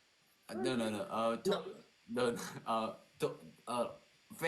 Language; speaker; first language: English; non-native, learner; Korean